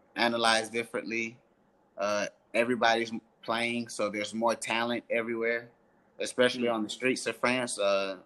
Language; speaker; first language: English; early bilingual, other home language; French